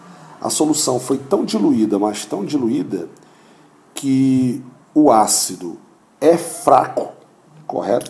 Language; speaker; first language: Portuguese; native; Portuguese